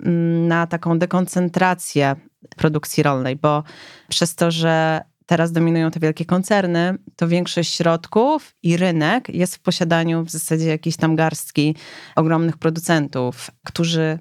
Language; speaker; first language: Polish; native; Polish